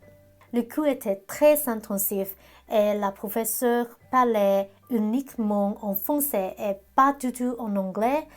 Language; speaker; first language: French; non-native, learner; Cantonese